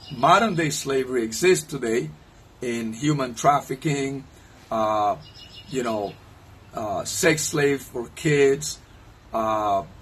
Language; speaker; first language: English; non-native, fluent; Spanish